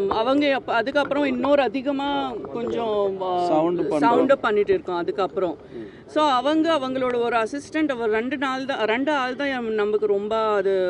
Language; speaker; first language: Tamil; non-native, local second language; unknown